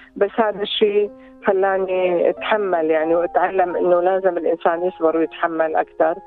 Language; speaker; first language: Arabic; native; Arabic